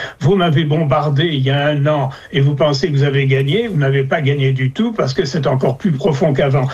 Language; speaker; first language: French; native; French